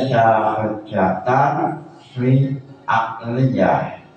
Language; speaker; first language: Arabic; non-native, fluent; Indonesian